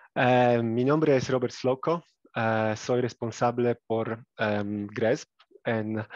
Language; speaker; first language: Spanish; non-native, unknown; Polish